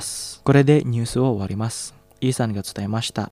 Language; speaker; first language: Japanese; non-native, fluent; Indonesian